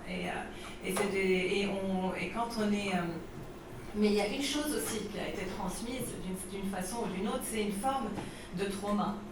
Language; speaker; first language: French; non-native, local second language; Arabic